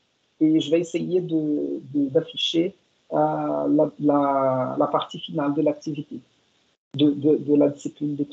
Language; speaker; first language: French; non-native, fluent; Portuguese